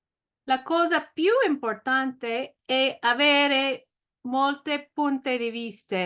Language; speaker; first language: Italian; non-native, learner; English